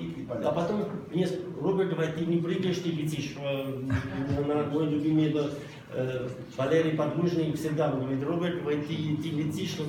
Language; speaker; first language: Russian; non-native, local second language; Armenian